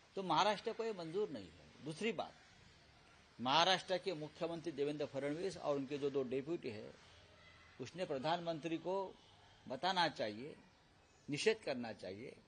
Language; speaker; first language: Hindi; non-native, local second language; Marathi